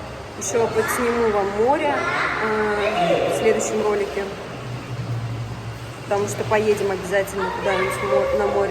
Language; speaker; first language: Russian; native; Russian